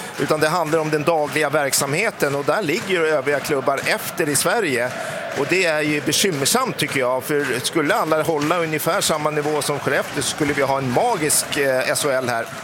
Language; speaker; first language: Swedish; native; Swedish